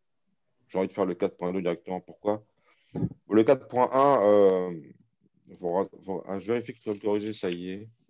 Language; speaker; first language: French; native; French